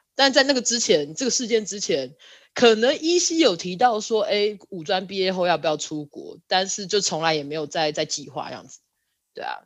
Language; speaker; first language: Chinese; native; Chinese